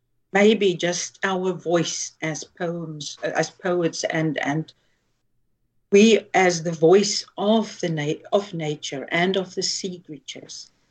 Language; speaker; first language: English; non-native, local second language; Afrikaans